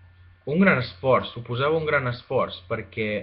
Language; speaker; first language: Catalan; non-native, fluent; Spanish